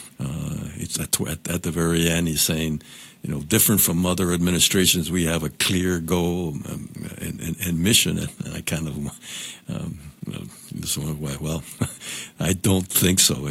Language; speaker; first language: English; non-native, local second language; Spanish